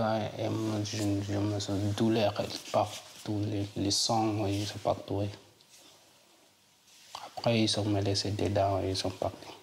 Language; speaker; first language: French; non-native, learner; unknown